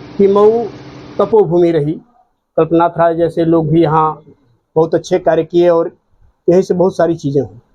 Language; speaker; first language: Hindi; native; Hindi